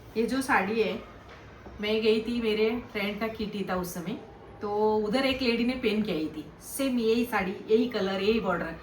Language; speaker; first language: Hindi; non-native, local second language; Kannada